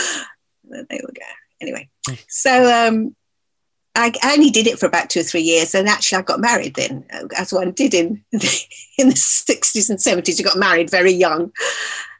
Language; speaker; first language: English; native; English